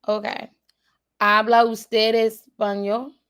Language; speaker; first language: Spanish; non-native, learner; English